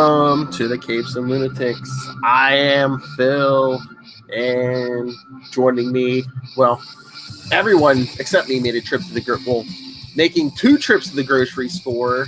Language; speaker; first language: English; native; English